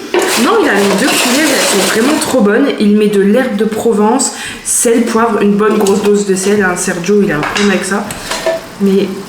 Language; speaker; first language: French; native; French